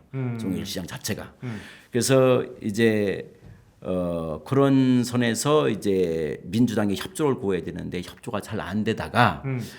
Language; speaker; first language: Korean; native; Korean